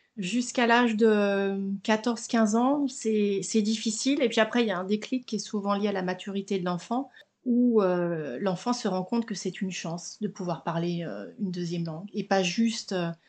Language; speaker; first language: French; native; French